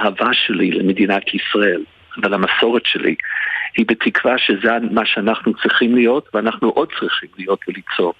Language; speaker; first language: Hebrew; non-native, fluent; English